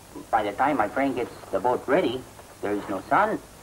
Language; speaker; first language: English; non-native, fluent; Spanish